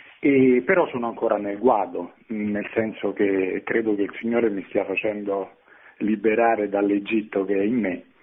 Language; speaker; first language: Italian; native; Italian